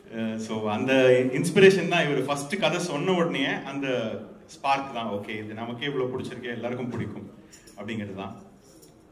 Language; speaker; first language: Tamil; native; Tamil